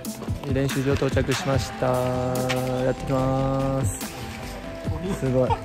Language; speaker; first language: Japanese; native; Japanese